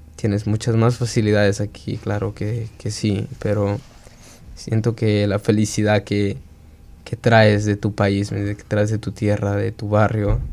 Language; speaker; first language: Spanish; native; Spanish